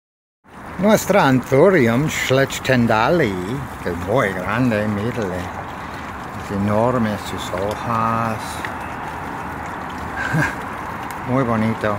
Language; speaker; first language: Spanish; non-native, learner; English